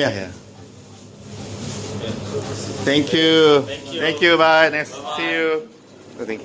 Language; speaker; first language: English; non-native, learner; Korean